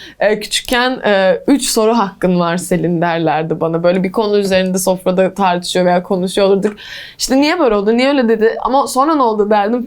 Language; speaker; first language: Turkish; early bilingual, heritage; English